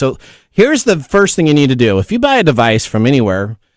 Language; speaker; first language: English; native; English